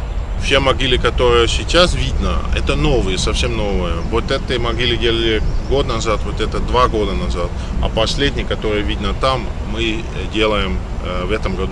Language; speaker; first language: Russian; non-native, fluent; Dutch